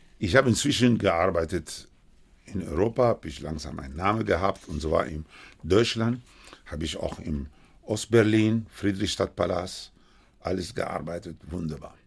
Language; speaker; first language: German; non-native, fluent; Spanish